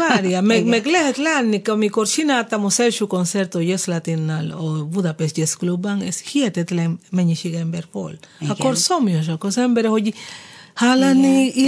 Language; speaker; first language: Hungarian; non-native, fluent; Spanish